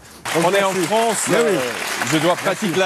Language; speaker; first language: French; non-native, learner; English